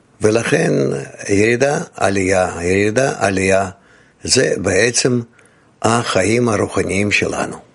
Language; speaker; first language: Hebrew; non-native, fluent; Russian